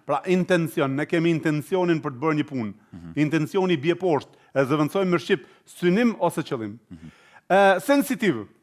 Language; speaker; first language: Albanian; native; Albanian